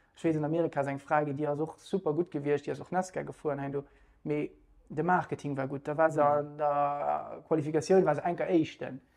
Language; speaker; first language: Luxembourgish; native; Luxembourgish